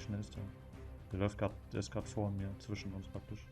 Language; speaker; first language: German; native; German